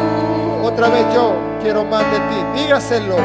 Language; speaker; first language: Spanish; native; Spanish